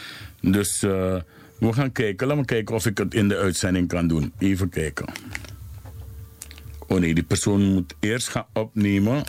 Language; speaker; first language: Dutch; native; Dutch